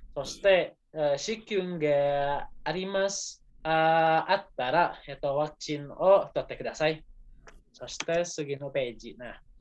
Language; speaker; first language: Japanese; non-native, learner; Indonesian